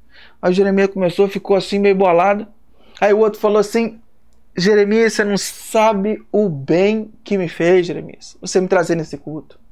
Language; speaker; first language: Portuguese; native; Portuguese